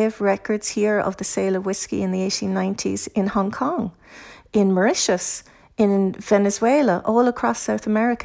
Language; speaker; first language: English; native; English